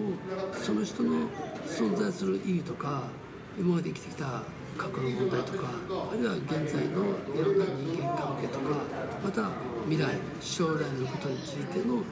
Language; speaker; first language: Japanese; early bilingual, other home language; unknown